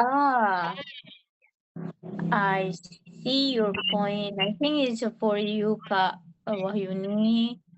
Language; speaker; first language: English; non-native, learner; Indonesian